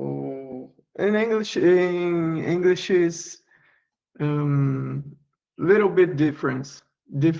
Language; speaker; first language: English; non-native, learner; Portuguese